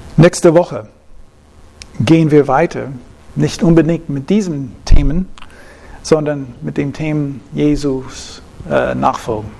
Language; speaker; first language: German; non-native, fluent; English